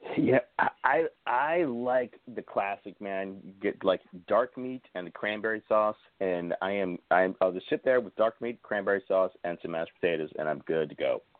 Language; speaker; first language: English; native; English